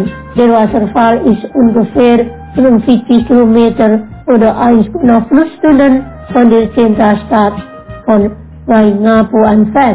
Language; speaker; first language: German; non-native, learner; Indonesian